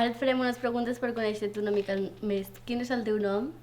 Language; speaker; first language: Catalan; native; Catalan